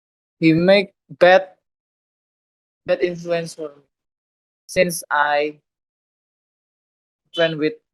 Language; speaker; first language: English; non-native, learner; Indonesian